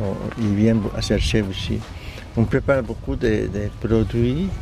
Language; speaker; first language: French; non-native, learner; Spanish